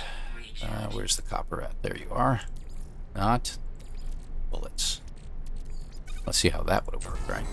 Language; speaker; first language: English; native; English